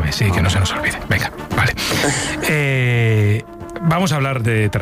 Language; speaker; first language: Spanish; native; Spanish